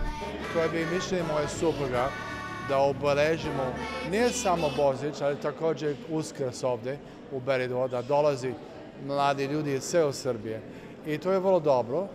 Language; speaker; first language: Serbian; non-native, learner; English